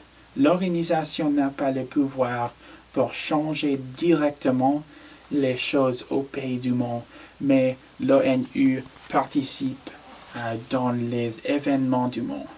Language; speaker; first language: French; non-native, learner; English